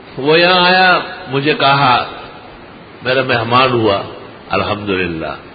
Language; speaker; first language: Urdu; non-native, local second language; Pashto